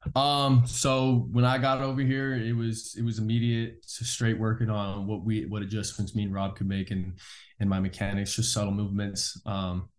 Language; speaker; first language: English; native; English